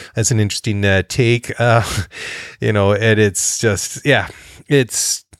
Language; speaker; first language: English; native; English